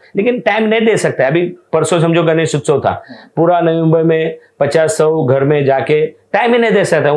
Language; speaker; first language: Hindi; non-native, local second language; Marathi